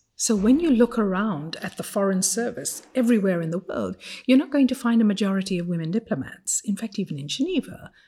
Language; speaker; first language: English; non-native, fluent; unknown